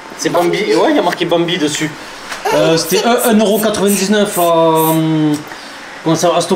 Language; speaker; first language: French; native; French